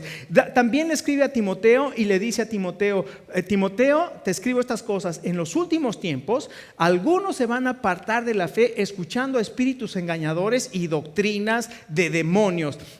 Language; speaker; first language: Spanish; native; Spanish